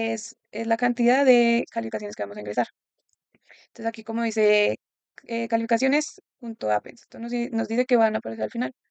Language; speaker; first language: Spanish; native; Spanish